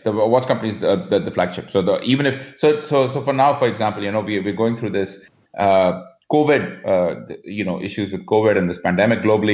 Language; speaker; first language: English; non-native, local second language; Hindi